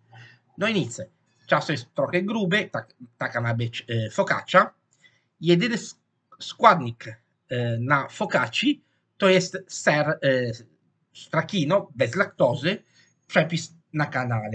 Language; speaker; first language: Polish; non-native, fluent; Italian